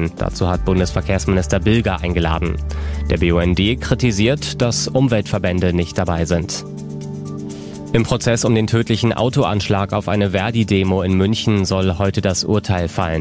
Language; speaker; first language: German; native; German